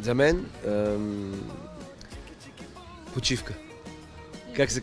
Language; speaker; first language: Bulgarian; non-native, learner; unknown